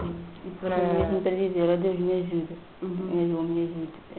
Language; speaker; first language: Portuguese; non-native, local second language; Kabuverdianu